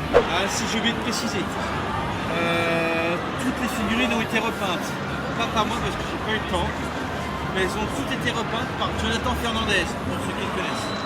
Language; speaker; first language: French; native; French